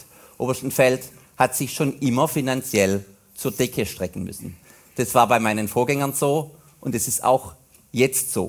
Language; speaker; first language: German; native; German